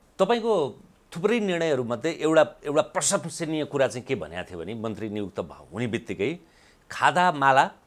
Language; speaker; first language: Nepali; native; Nepali